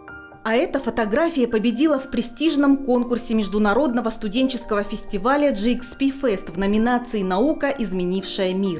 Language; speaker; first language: Russian; native; Russian